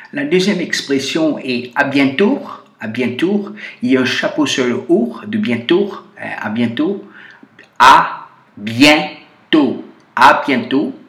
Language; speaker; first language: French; non-native, fluent; Portuguese